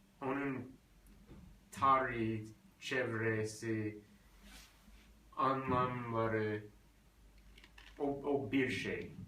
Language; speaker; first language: Turkish; non-native, learner; English